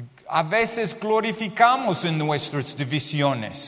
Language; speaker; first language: Spanish; non-native, learner; English